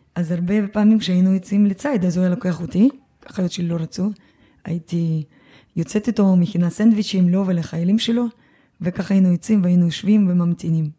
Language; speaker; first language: Hebrew; early bilingual, other home language; Russian